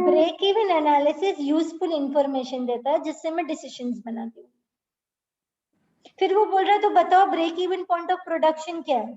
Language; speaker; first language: Hindi; native; Hindi